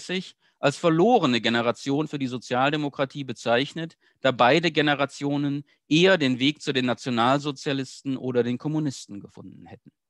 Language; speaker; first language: German; native; German